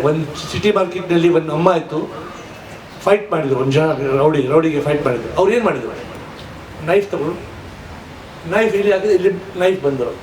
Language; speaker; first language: Kannada; non-native, local second language; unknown